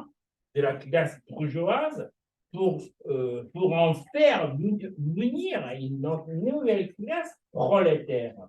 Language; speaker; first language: French; non-native, fluent; Japanese